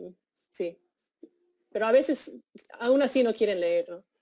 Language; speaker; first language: Spanish; non-native, fluent; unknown